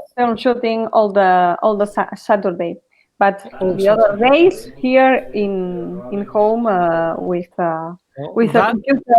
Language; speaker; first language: English; non-native, learner; Spanish